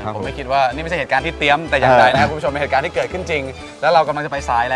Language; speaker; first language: Thai; native; Thai